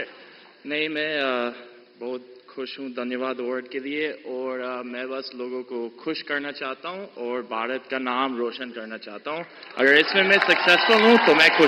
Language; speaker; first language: Hindi; early bilingual, other home language; English